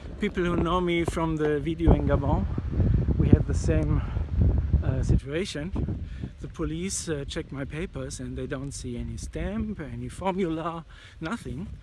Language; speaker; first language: English; non-native, fluent; German